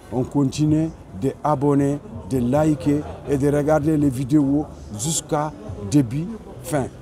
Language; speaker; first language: French; non-native, learner; Soninke